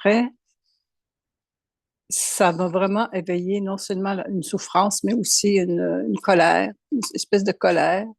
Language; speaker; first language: French; native; French